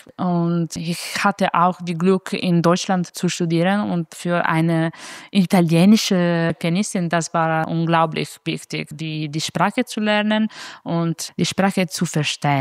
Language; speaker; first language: German; non-native, fluent; Italian